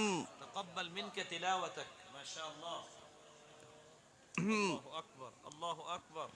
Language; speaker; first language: Arabic; non-native, learner; Urdu